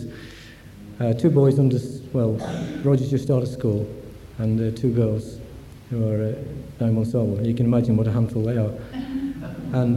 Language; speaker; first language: English; native; English